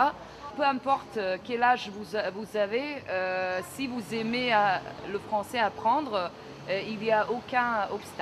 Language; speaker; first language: French; non-native, fluent; Serbian